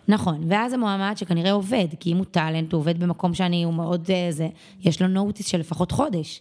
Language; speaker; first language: Hebrew; native; Hebrew